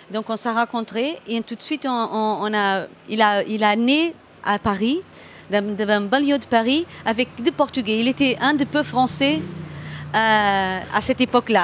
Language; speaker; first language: French; non-native, fluent; Portuguese